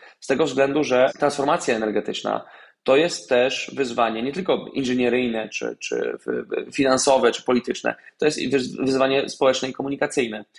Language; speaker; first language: Polish; native; Polish